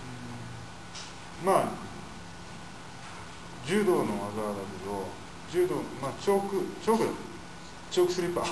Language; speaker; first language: Japanese; native; Japanese